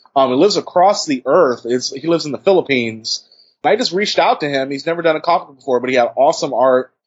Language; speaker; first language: English; native; English